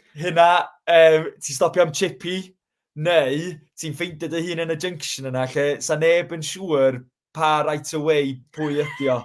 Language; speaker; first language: Welsh; native; Welsh